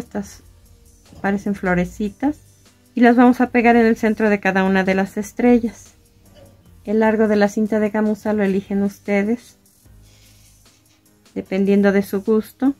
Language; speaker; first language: Spanish; native; Spanish